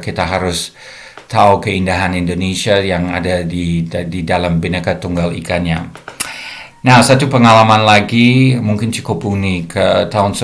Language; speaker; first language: Indonesian; non-native, fluent; English